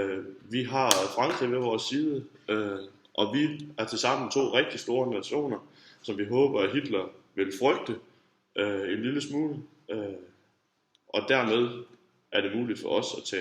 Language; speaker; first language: Danish; native; Danish